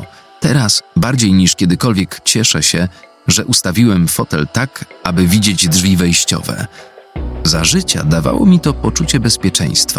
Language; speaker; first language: Polish; native; Polish